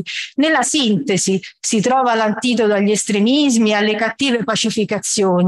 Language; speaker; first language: Italian; native; Italian